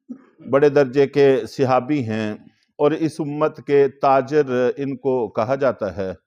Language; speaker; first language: Urdu; native; Urdu